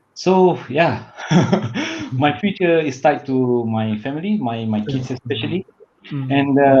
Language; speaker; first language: English; non-native, learner; Malay